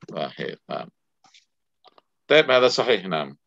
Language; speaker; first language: Arabic; non-native, fluent; Indonesian